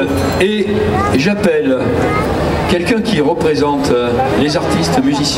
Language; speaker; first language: French; native; French